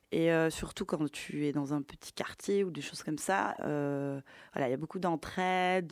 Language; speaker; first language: French; early bilingual, other home language; Ukrainian